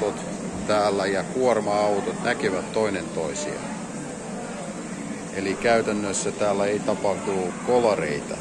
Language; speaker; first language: Finnish; non-native, fluent; Russian